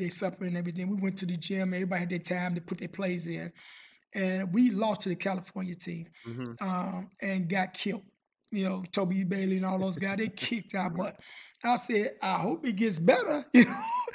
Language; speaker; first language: English; native; English